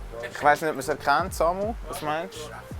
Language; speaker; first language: German; native; German